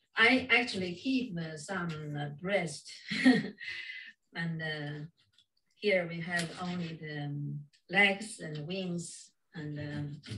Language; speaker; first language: English; non-native, fluent; Chinese